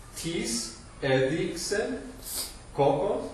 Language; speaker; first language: Greek; non-native, fluent; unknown